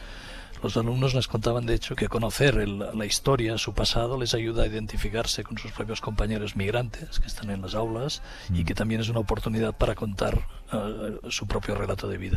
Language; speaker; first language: Spanish; native; Spanish